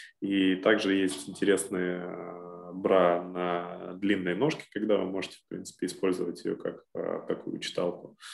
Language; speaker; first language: Russian; native; Russian